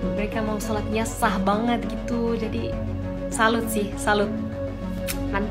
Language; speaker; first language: Indonesian; non-native, fluent; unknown